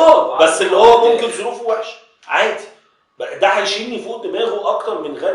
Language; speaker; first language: Arabic; native; Arabic